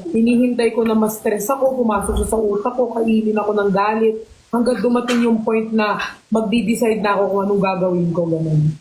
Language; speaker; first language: Filipino; native; Filipino